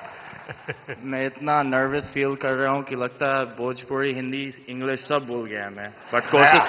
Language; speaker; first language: Hindi; non-native, fluent; English